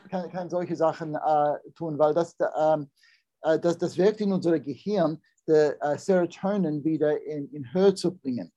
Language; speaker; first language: German; non-native, learner; English